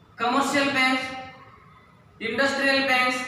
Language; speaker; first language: English; non-native, local second language; Kannada